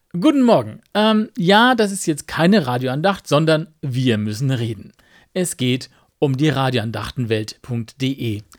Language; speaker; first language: German; native; German